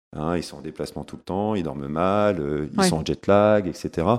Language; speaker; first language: French; native; French